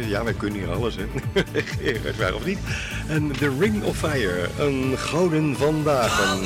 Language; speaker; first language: Dutch; native; Dutch